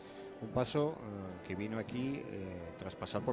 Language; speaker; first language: Spanish; native; Spanish